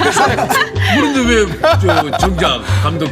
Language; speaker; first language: Korean; native; Korean